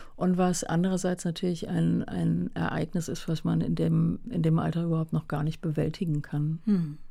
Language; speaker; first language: German; native; German